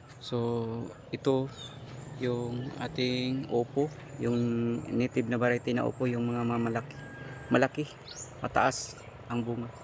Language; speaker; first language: Filipino; non-native, local second language; Cebuano